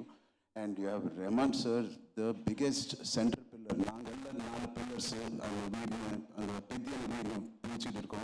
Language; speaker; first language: Tamil; non-native, local second language; Telugu